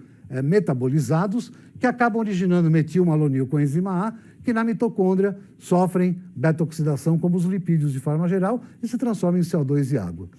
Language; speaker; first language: Portuguese; native; Portuguese